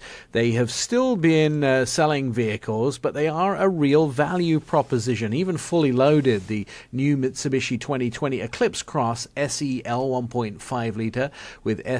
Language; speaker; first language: English; native; English